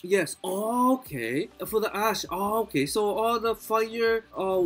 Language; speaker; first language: English; non-native, learner; Japanese